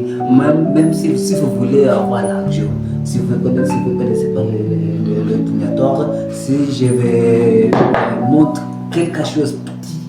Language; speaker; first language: French; non-native, learner; Kalenjin